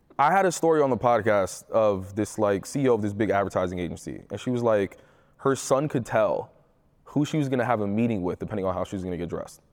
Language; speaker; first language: English; early bilingual, other home language; Spanish